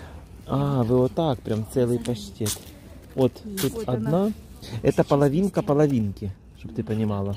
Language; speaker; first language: Russian; native; Russian